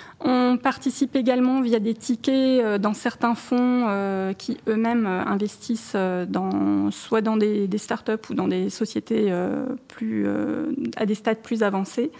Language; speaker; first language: French; early bilingual, other home language; Arabic